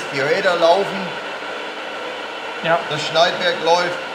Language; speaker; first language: German; native; German